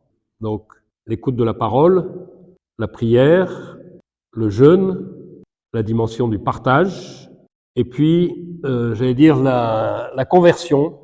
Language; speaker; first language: French; native; French